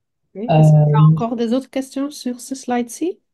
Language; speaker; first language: French; non-native, local second language; Dutch